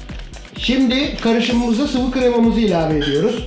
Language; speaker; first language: Turkish; native; Turkish